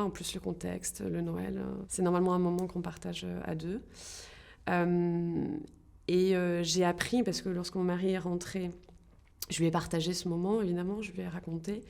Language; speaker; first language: French; native; French